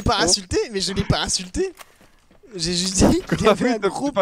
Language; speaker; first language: French; native; French